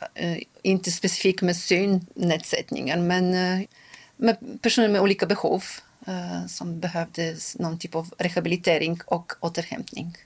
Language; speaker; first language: Swedish; non-native, local second language; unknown